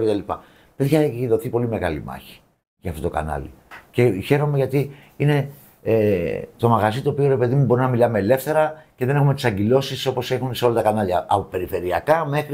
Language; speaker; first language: Greek; native; Greek